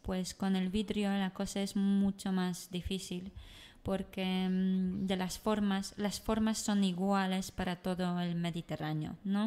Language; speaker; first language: Spanish; non-native, fluent; Polish